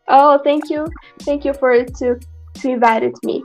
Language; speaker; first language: English; non-native, learner; Portuguese